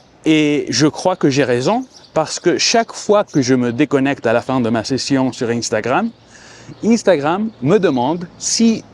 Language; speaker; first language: French; non-native, fluent; Spanish